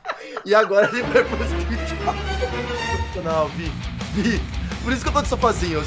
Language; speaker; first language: Portuguese; native; Portuguese